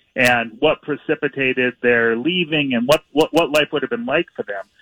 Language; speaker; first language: English; native; English